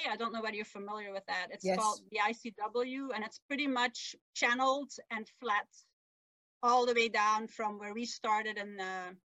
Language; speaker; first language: English; non-native, fluent; Dutch